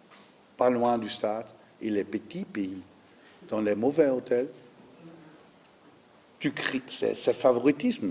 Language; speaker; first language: French; non-native, fluent; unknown